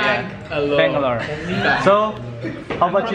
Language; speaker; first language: English; non-native, learner; Indonesian